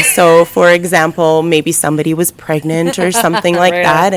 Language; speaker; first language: English; native; English